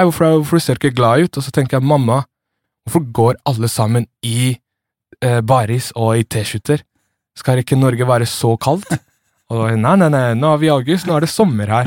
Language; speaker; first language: Norwegian; early bilingual, other home language; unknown